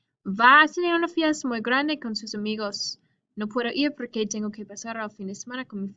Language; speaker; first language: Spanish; non-native, fluent; English